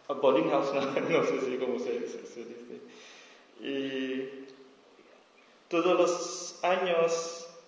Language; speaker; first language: Spanish; non-native, learner; S'gaw Karen